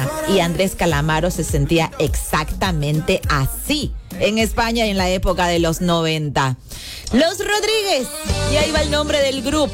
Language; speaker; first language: Spanish; native; Spanish